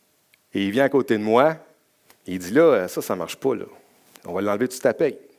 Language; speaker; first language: French; native; French